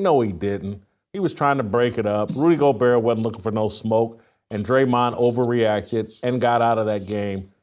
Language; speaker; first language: English; native; English